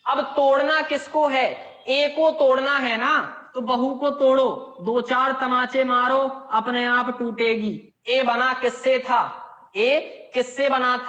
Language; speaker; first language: Hindi; native; Hindi